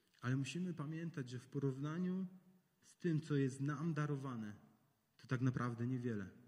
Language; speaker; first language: Polish; native; Polish